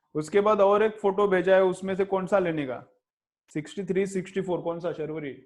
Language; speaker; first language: Hindi; non-native, local second language; Marathi